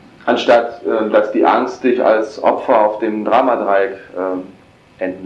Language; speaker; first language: German; native; German